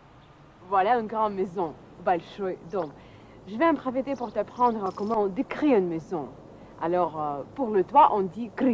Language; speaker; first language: French; non-native, fluent; Russian